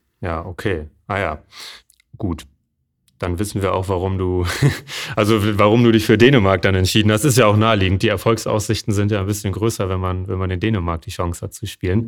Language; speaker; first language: German; native; German